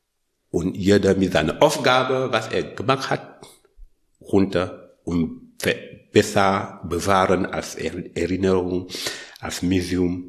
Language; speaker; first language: German; non-native, learner; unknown